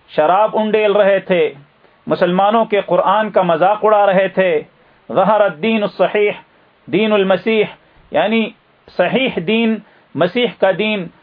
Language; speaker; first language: Urdu; native; Urdu